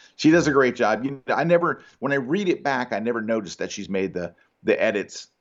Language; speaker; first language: English; early bilingual, other home language; Spanish